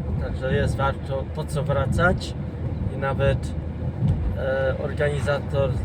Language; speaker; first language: Polish; non-native, fluent; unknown